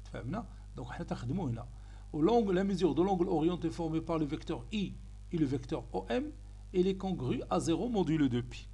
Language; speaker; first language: French; non-native, local second language; Arabic